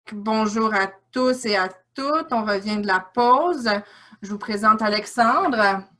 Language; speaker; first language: French; native; French